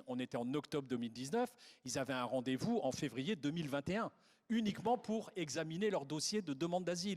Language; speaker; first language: French; native; French